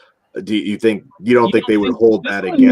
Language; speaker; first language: English; native; English